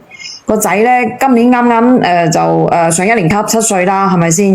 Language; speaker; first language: Cantonese; native; Cantonese